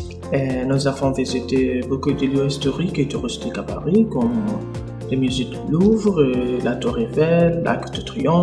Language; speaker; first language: French; non-native, learner; Arabic